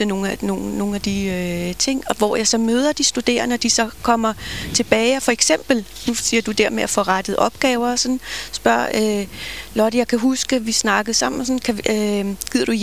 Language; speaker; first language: Danish; native; Danish